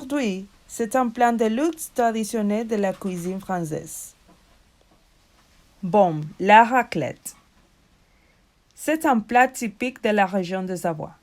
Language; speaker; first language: French; non-native, learner; Spanish